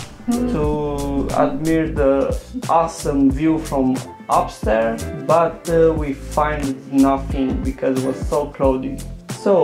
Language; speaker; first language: English; non-native, learner; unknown